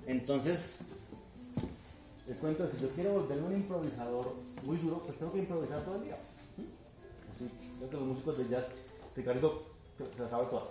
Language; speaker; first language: Spanish; native; Spanish